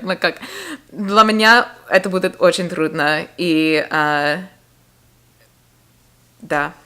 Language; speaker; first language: Russian; non-native, fluent; English